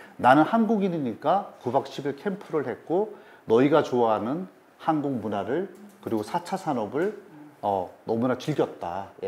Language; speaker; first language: Korean; native; Korean